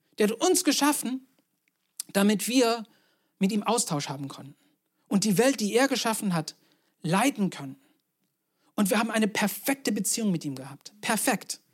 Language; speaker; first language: German; non-native, fluent; English